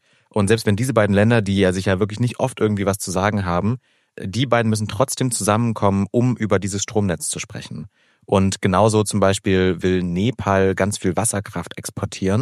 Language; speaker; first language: German; native; German